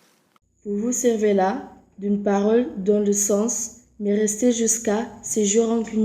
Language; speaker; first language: French; non-native, learner; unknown